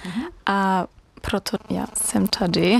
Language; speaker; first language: Czech; non-native, learner; German